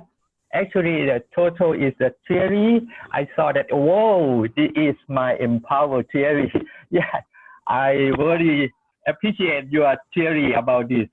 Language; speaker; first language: English; non-native, learner; Thai